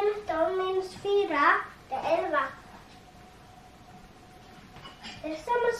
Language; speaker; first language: Swedish; non-native, learner; Tigrinya